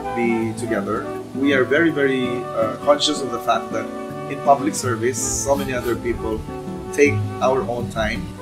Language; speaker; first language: English; non-native, local second language; Cebuano